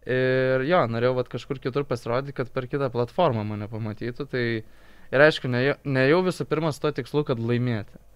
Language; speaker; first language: Lithuanian; native; Lithuanian